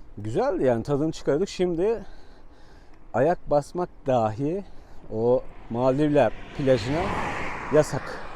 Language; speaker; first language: Turkish; native; Turkish